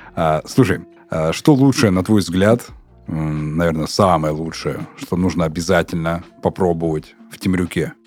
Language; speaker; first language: Russian; native; Russian